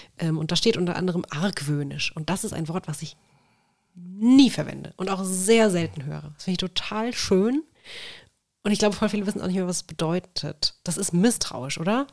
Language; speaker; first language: German; native; German